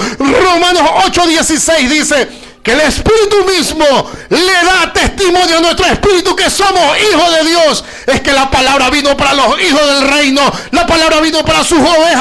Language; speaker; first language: Spanish; native; Spanish